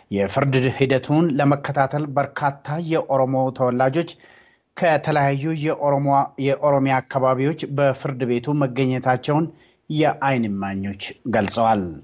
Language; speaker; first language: Amharic; non-native, local second language; Oromo